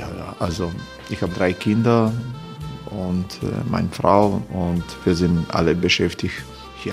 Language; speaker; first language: German; non-native, learner; Croatian